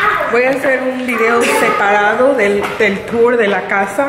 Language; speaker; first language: Spanish; early bilingual, heritage; Spanish